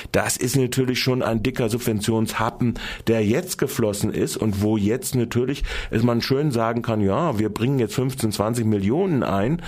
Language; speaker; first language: German; native; German